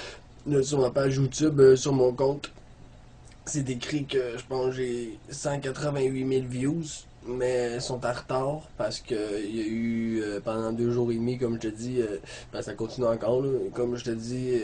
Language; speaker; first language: French; native; French